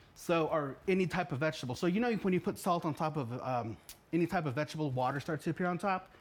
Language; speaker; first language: English; native; English